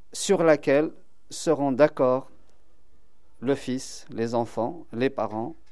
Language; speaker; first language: French; non-native, local second language; Kabyle